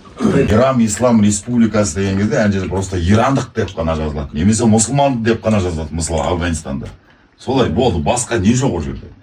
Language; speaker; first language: Kazakh; early bilingual, heritage; Kazakh